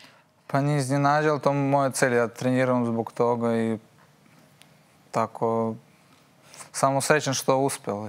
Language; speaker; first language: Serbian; non-native, learner; Russian